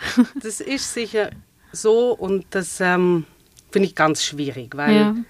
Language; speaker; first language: German; native; German